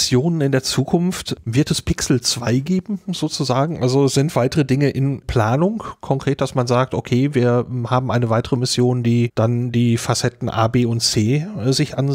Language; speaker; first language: German; native; German